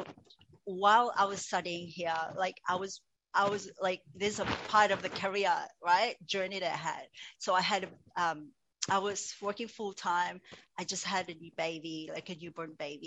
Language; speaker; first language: English; non-native, local second language; Cebuano